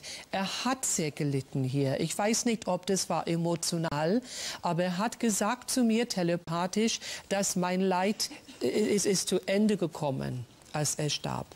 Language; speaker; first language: German; non-native, fluent; English